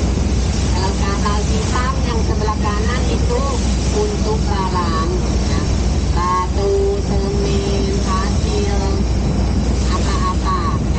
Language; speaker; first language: Indonesian; non-native, fluent; Thai